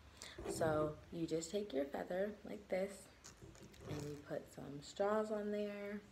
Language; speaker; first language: English; native; English